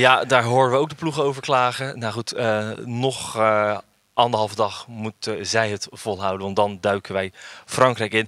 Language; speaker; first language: Dutch; native; Dutch